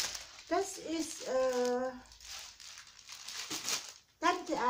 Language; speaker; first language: German; non-native, learner; Filipino